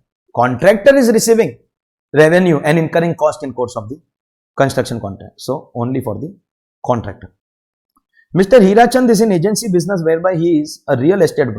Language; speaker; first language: English; non-native, local second language; Hindi